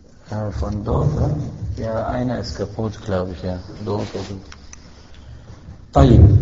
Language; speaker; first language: German; non-native, fluent; Arabic